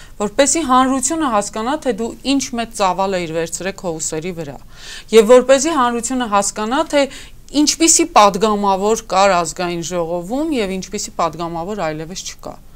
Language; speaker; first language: Armenian; native; Armenian